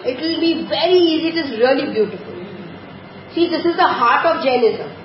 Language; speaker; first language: English; non-native, local second language; Gujarati